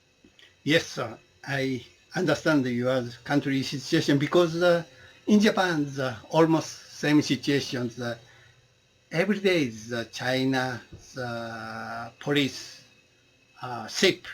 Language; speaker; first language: English; non-native, learner; Japanese